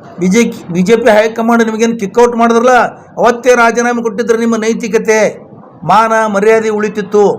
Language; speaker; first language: Kannada; native; Kannada